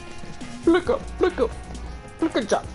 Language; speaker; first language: English; native; English